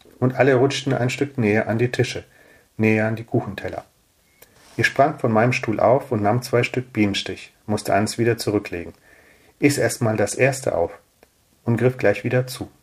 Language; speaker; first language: German; early bilingual, other home language; Russian